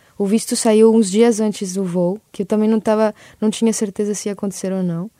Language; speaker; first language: Portuguese; early bilingual, other home language; Spanish